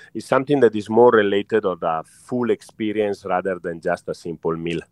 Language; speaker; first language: English; non-native, fluent; Italian